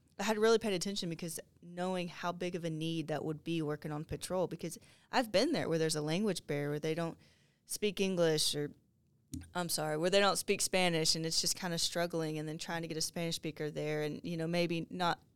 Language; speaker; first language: English; native; English